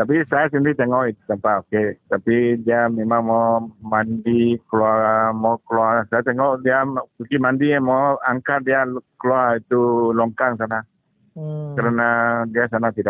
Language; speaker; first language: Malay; non-native, local second language; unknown